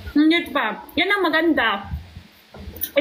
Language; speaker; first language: Filipino; non-native, learner; Chinese